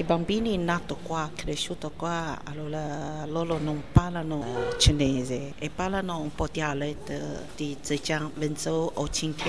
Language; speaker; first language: Italian; non-native, learner; Chinese